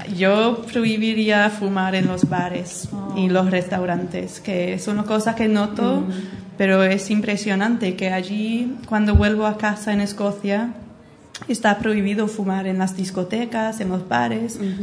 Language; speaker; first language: Spanish; non-native, fluent; English